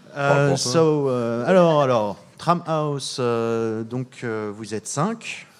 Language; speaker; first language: French; native; French